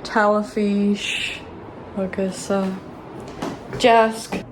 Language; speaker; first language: Irish; non-native, local second language; English